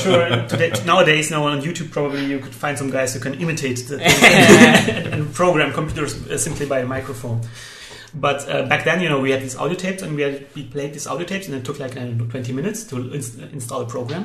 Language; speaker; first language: English; non-native, fluent; Polish